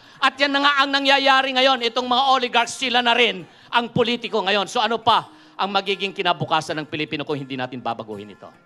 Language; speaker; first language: Filipino; non-native, local second language; Iloko